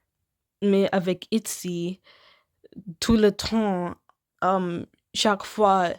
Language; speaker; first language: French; non-native, learner; English